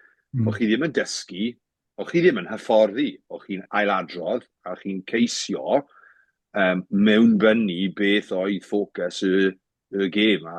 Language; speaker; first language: Welsh; native; Welsh